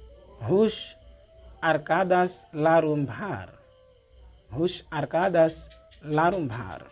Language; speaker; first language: Turkish; non-native, learner; Bangla